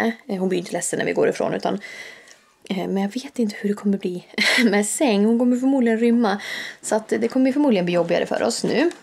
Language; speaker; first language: Swedish; native; Swedish